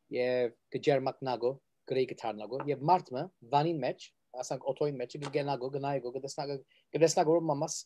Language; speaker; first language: Armenian; early bilingual, heritage; Armenian